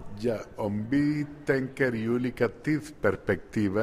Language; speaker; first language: Swedish; non-native, fluent; Spanish